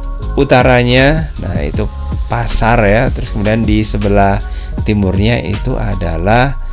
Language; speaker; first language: Indonesian; native; Indonesian